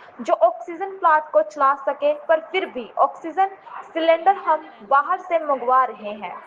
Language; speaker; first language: Hindi; non-native, local second language; Punjabi